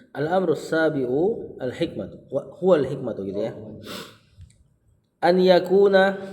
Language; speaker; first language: Arabic; non-native, fluent; Indonesian